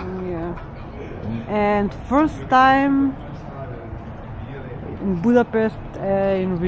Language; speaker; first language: English; non-native, learner; Russian